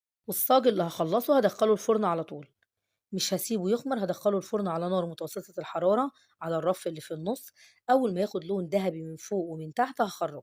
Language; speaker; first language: Arabic; native; Arabic